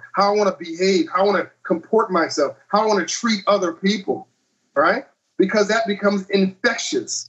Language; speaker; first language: English; native; English